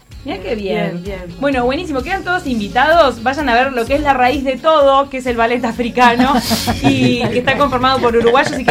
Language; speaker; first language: Spanish; native; Spanish